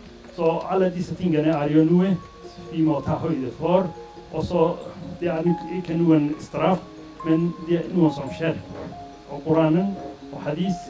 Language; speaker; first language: Swedish; non-native, learner; Arabic